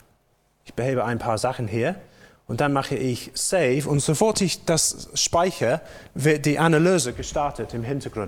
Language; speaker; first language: German; non-native, fluent; English